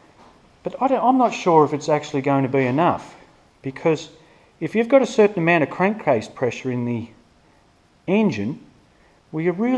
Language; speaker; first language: English; native; English